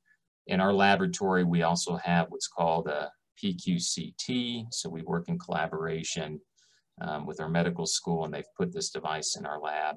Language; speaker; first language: English; native; English